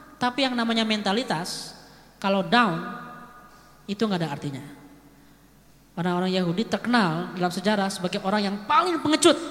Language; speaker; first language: Indonesian; native; Indonesian